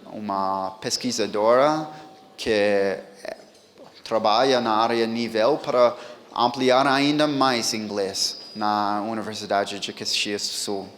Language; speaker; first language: Portuguese; non-native, fluent; English